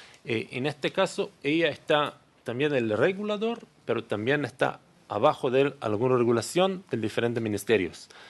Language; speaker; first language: Spanish; non-native, learner; Hebrew